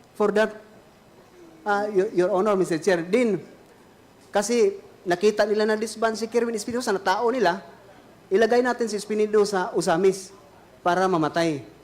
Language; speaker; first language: Filipino; non-native, local second language; Cebuano